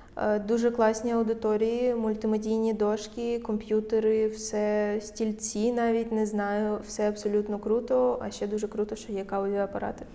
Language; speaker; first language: Ukrainian; native; Ukrainian